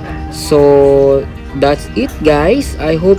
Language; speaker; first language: English; non-native, local second language; Filipino